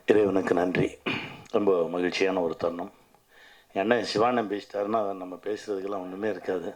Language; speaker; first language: Tamil; native; Tamil